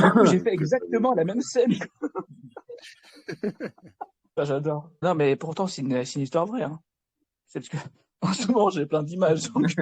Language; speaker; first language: French; native; French